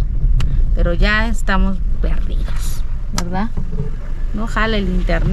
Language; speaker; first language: Spanish; native; Spanish